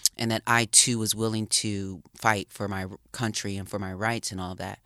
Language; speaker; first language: English; native; English